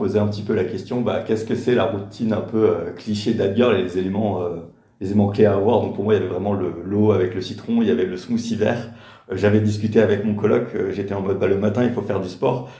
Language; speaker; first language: French; native; French